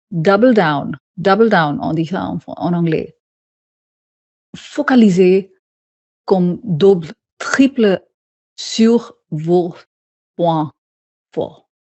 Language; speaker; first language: French; non-native, fluent; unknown